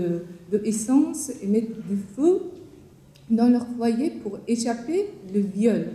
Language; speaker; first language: French; non-native, fluent; Persian